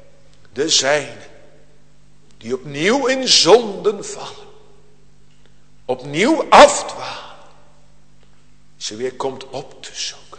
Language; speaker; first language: Dutch; native; Dutch